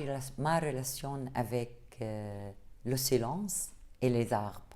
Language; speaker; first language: French; non-native, fluent; Arabic